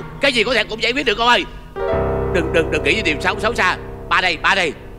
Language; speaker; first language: Vietnamese; native; Vietnamese